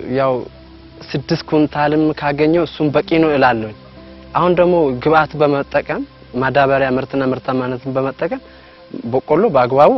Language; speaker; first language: Amharic; non-native, local second language; Sidamo